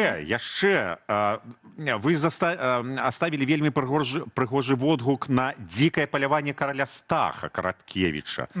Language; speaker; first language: Belarusian; native; Belarusian